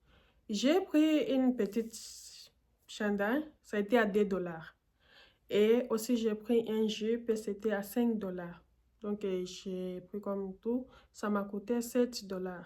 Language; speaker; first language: French; non-native, fluent; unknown